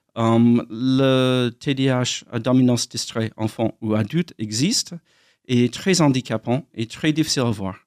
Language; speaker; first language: French; non-native, fluent; English